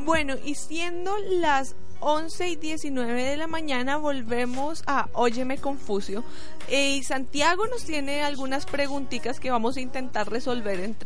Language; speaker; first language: Spanish; native; Spanish